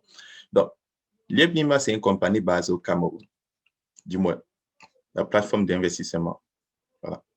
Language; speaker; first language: French; native; French